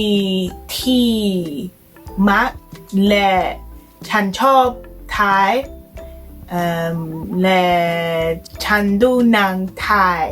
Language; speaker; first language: Thai; non-native, learner; English